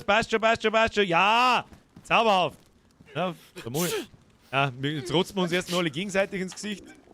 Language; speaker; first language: German; native; German